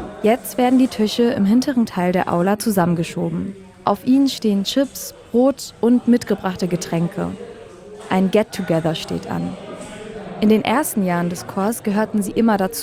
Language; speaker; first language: German; native; German